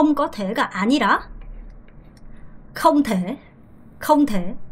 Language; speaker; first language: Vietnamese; non-native, fluent; Korean